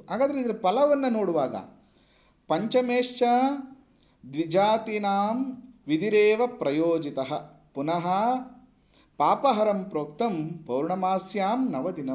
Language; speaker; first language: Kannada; native; Kannada